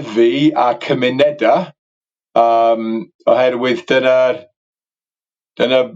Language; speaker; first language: Welsh; native; Welsh